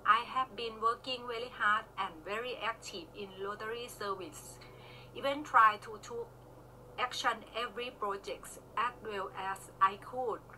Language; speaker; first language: English; non-native, learner; Thai